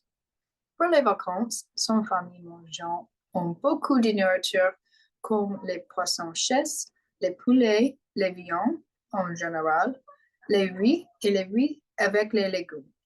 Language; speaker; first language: French; non-native, learner; English